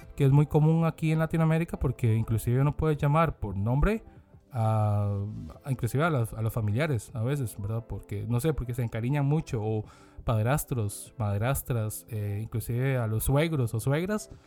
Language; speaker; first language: Spanish; non-native, fluent; Korean